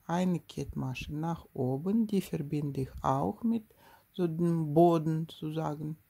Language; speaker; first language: German; non-native, learner; Russian